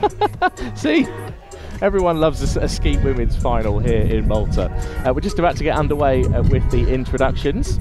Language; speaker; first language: English; native; English